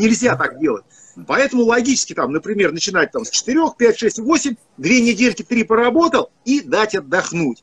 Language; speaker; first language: Russian; native; Russian